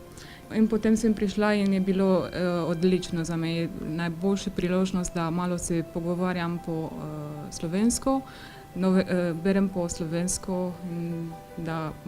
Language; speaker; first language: Slovenian; non-native, learner; Romanian